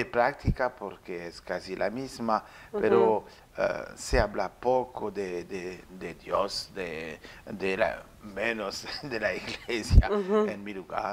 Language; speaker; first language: Spanish; non-native, learner; French